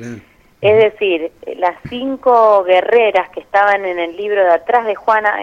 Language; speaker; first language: Spanish; native; Spanish